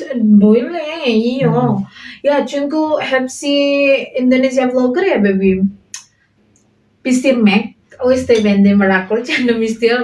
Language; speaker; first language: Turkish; non-native, learner; Indonesian